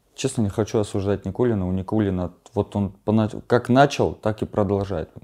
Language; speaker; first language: Russian; non-native, fluent; Armenian